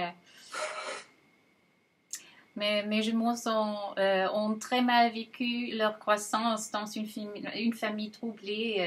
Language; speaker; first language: French; non-native, fluent; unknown